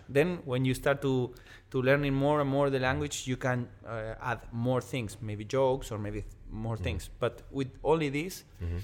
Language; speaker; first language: English; non-native, learner; Spanish